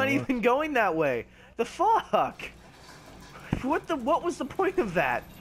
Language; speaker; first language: English; native; English